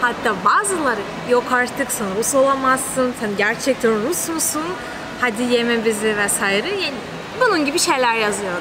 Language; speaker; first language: Turkish; non-native, fluent; Russian